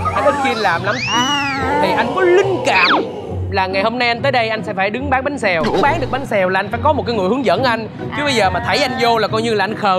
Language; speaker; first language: Vietnamese; native; Vietnamese